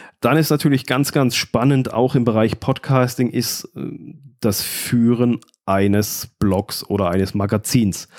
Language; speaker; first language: German; native; German